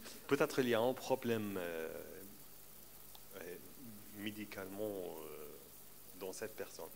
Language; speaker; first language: French; non-native, fluent; Arabic